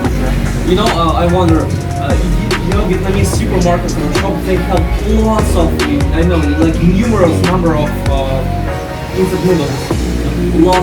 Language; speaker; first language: English; non-native, learner; Russian